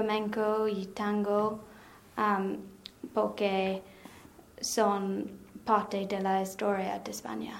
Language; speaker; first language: Spanish; non-native, learner; English